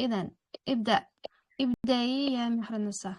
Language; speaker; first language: Arabic; non-native, fluent; Uzbek